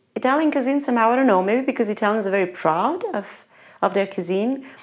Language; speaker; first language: English; non-native, fluent; Italian